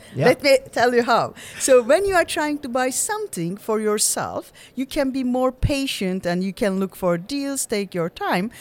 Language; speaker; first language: English; non-native, fluent; Turkish